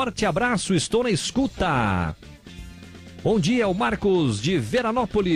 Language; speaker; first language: Portuguese; native; Portuguese